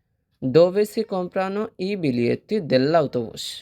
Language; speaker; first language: Italian; non-native, fluent; Bangla